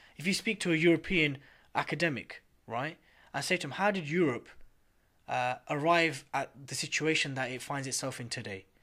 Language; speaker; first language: English; native; English